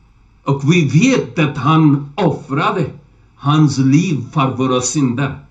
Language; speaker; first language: Swedish; non-native, learner; Urdu